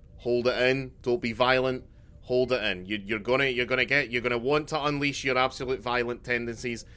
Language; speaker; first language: English; native; English